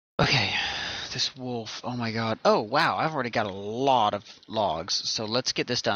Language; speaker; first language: English; native; English